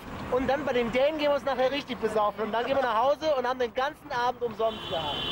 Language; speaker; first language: German; native; German